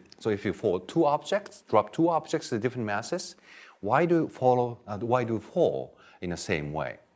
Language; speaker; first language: English; non-native, fluent; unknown